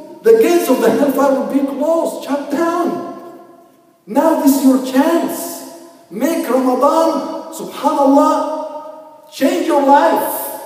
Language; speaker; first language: English; non-native, fluent; Arabic